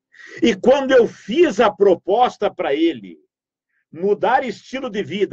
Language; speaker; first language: Portuguese; native; Portuguese